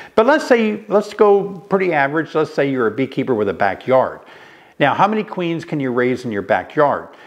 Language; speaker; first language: English; native; English